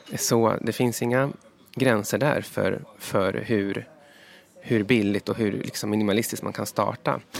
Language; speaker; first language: Swedish; early bilingual, other home language; Spanish